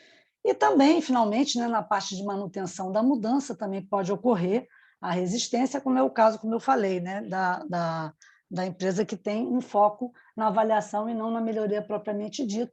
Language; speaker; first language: Portuguese; native; Portuguese